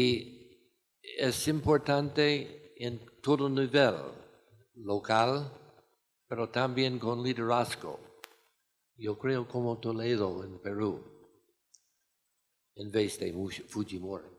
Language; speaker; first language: Spanish; non-native, fluent; English